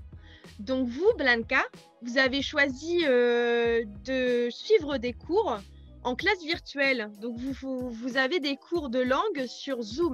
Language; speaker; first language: French; native; French